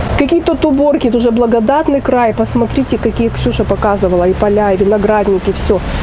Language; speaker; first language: Russian; native; Russian